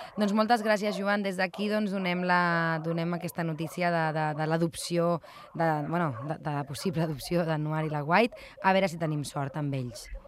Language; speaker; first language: Catalan; native; Catalan